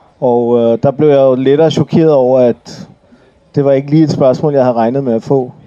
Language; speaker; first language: Danish; early bilingual, other home language; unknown